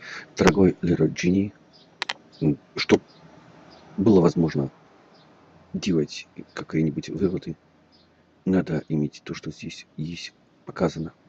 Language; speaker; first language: Russian; non-native, learner; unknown